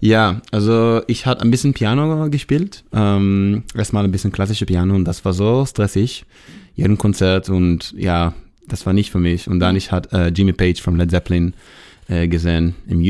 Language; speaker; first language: German; non-native, learner; Hebrew